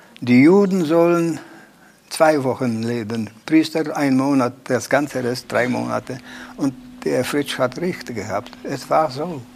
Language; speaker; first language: German; non-native, learner; Polish